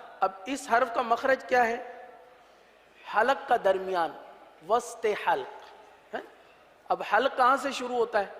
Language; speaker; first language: Urdu; native; Urdu